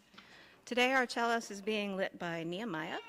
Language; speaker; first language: English; native; English